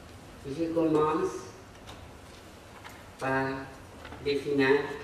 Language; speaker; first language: French; non-native, fluent; Portuguese